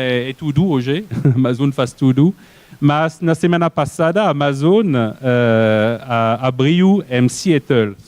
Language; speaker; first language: Portuguese; non-native, fluent; French